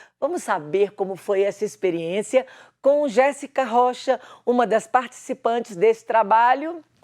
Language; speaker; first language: Portuguese; native; Portuguese